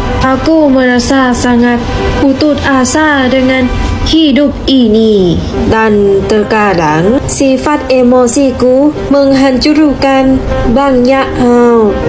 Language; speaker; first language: Indonesian; non-native, fluent; Thai